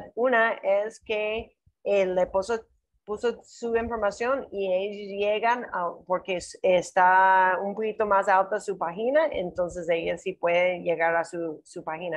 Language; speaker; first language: Spanish; non-native, learner; English